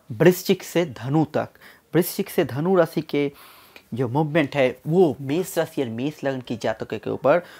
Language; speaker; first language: Hindi; non-native, local second language; Bangla